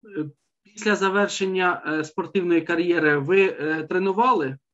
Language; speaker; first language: Ukrainian; native; Ukrainian